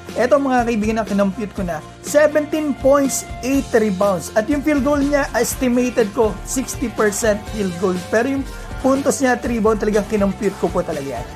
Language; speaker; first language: Filipino; native; Filipino